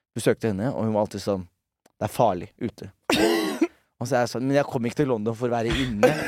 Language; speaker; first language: Norwegian; early bilingual, other home language; Somali